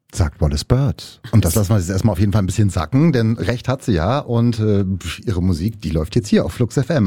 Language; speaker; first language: German; native; German